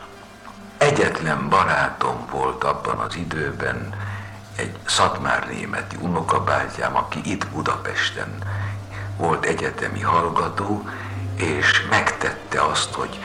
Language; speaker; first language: Hungarian; native; Hungarian